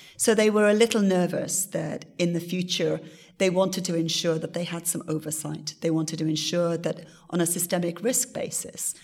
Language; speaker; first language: English; native; English